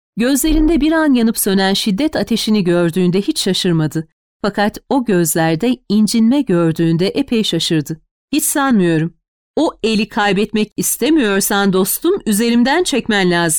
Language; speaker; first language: Turkish; native; Turkish